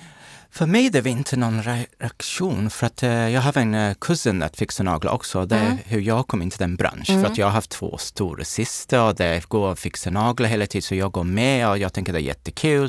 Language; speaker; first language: Swedish; non-native, learner; English